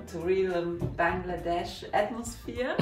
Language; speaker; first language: English; non-native, fluent; German